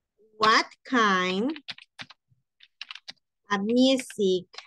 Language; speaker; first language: English; non-native, fluent; Spanish